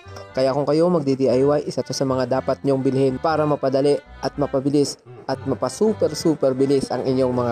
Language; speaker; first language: Filipino; native; Filipino